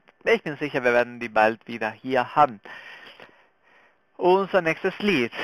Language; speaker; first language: German; non-native, fluent; Spanish